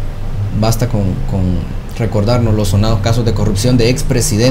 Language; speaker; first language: Spanish; native; Spanish